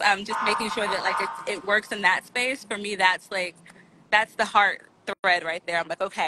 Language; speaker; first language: English; native; English